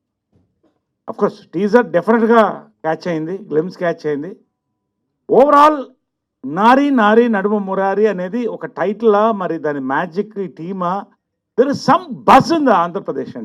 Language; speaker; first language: Telugu; native; Telugu